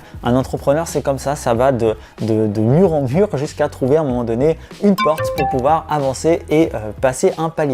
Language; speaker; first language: French; native; French